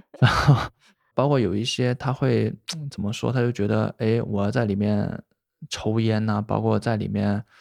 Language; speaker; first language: Chinese; native; Chinese